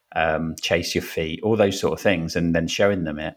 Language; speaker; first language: English; native; English